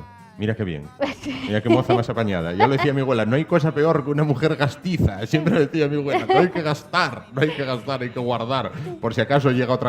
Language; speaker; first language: Spanish; native; Spanish